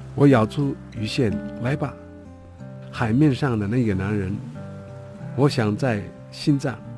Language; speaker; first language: Chinese; non-native, local second language; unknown